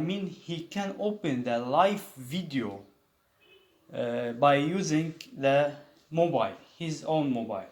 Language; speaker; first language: English; non-native, learner; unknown